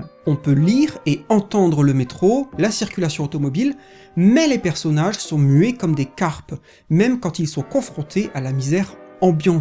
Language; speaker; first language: French; native; French